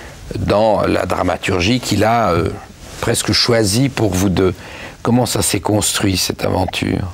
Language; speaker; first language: French; native; French